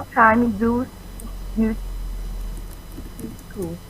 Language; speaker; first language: English; non-native, learner; Portuguese